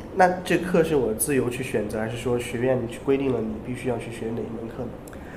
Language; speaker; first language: Chinese; native; Chinese